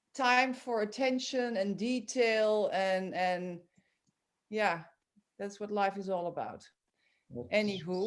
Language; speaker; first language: English; non-native, fluent; Dutch